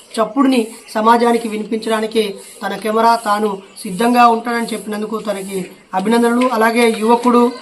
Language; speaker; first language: Telugu; native; Telugu